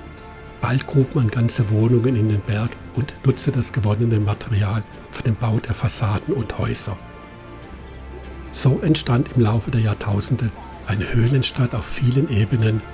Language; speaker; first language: German; native; German